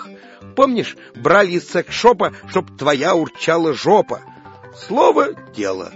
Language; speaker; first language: Russian; native; Russian